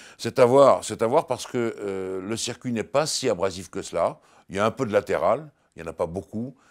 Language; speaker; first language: French; native; French